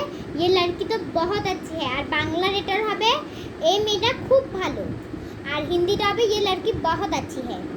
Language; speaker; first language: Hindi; non-native, learner; Bangla